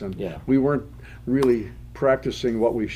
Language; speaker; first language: English; native; English